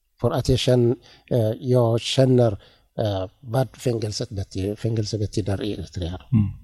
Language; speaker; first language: Swedish; non-native, learner; Tigrinya